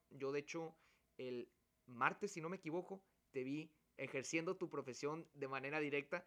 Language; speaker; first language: Spanish; native; Spanish